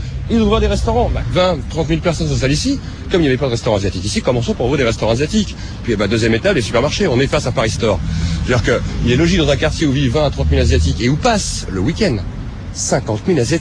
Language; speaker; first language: French; native; French